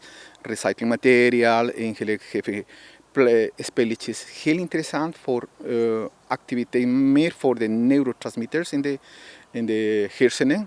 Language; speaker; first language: Dutch; non-native, learner; Spanish